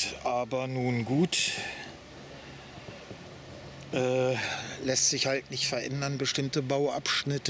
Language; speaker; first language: German; native; German